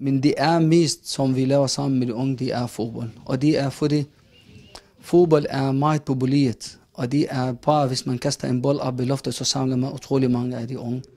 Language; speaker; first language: Danish; non-native, fluent; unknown